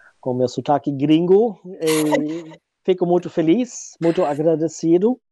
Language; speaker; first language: Portuguese; non-native, fluent; German